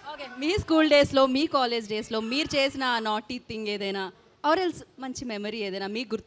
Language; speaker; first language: Telugu; native; Telugu